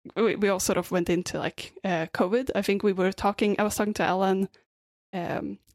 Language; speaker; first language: English; non-native, fluent; Swedish